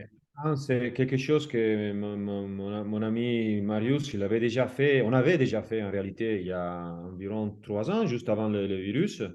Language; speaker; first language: French; non-native, fluent; Italian